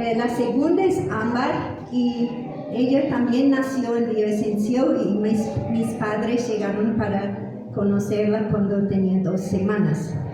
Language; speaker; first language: Spanish; non-native, fluent; English